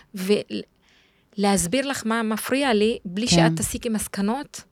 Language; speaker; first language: Hebrew; non-native, local second language; Arabic